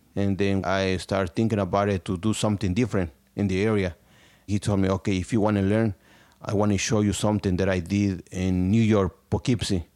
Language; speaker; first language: English; non-native, learner; Spanish